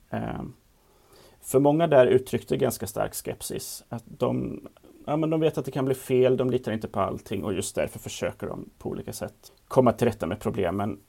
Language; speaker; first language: Swedish; native; Swedish